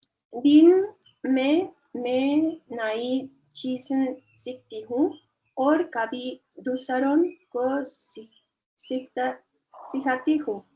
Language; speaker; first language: Hindi; non-native, learner; Spanish